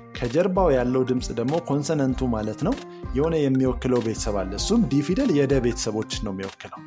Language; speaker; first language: Amharic; native; Amharic